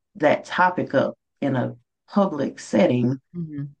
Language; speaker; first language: English; native; English